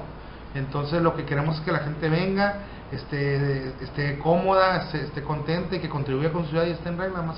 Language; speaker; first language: Spanish; native; Spanish